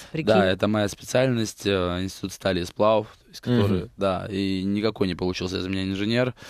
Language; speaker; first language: Russian; native; Russian